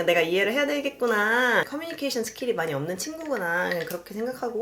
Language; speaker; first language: Korean; native; Korean